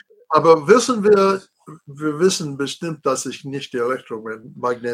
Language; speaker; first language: German; non-native, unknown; English